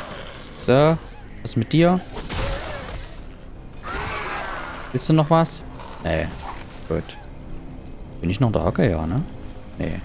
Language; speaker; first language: German; native; German